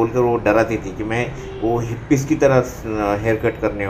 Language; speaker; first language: Hindi; non-native, local second language; Marathi